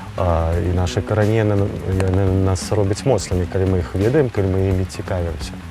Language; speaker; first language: Belarusian; non-native, local second language; Russian